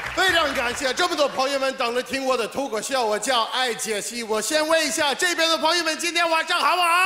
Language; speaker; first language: Chinese; non-native, fluent; English